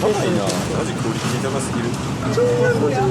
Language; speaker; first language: Korean; non-native, learner; Japanese